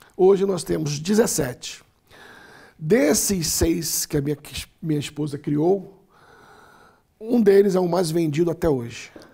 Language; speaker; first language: Portuguese; native; Portuguese